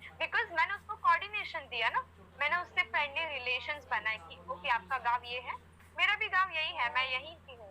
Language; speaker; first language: Hindi; non-native, local second language; Gujarati